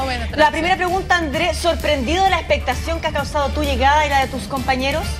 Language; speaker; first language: Spanish; native; Spanish